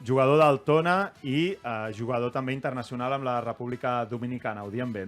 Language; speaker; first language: Catalan; native; Catalan